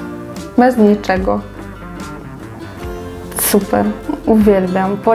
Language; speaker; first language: Polish; non-native, fluent; Ukrainian